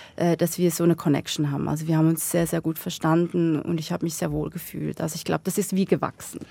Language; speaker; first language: German; native; German